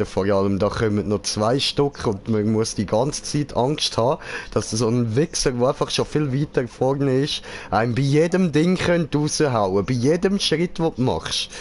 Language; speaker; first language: German; native; German